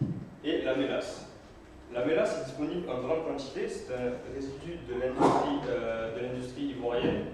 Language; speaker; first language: French; native; French